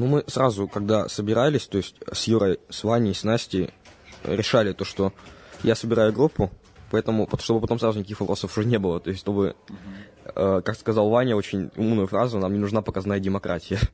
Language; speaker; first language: Russian; native; Russian